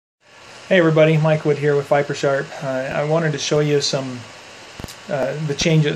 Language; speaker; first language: English; native; English